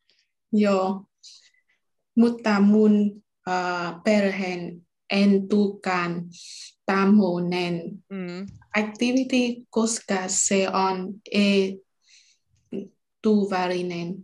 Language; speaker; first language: Finnish; non-native, learner; Vietnamese